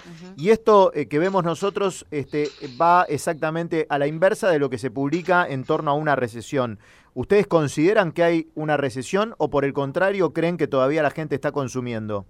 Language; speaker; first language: Spanish; native; Spanish